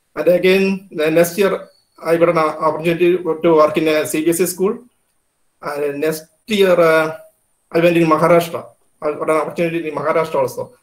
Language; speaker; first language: English; non-native, local second language; Malayalam